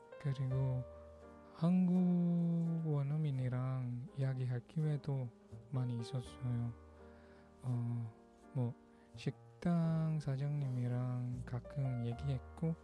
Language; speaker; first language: Korean; non-native, learner; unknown